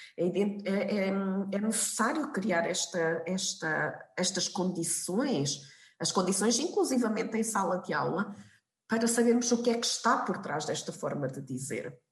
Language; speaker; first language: Portuguese; native; Portuguese